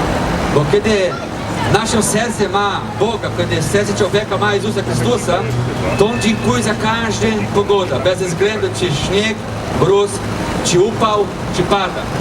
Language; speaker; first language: Polish; non-native, fluent; Portuguese